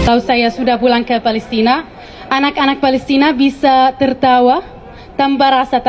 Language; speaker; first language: Indonesian; non-native, fluent; Arabic